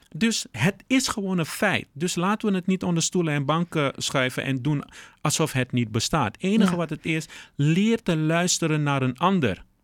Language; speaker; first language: Dutch; early bilingual, other home language; Papiamento